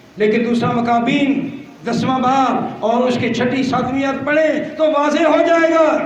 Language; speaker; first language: Urdu; non-native, local second language; Punjabi